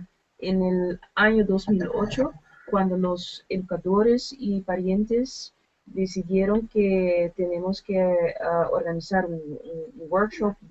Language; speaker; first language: Spanish; non-native, learner; Dutch